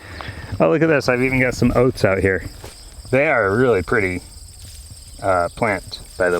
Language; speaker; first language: English; native; English